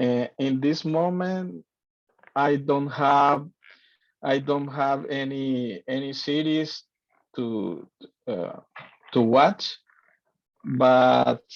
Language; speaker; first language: English; non-native, learner; Spanish